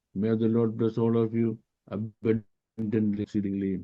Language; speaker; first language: English; non-native, local second language; Malayalam